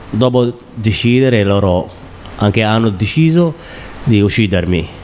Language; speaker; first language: Italian; non-native, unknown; Somali